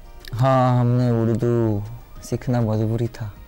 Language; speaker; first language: Hindi; non-native, learner; Korean